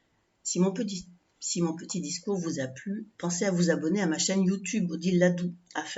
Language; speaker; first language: French; native; French